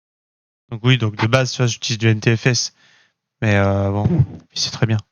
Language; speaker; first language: French; native; French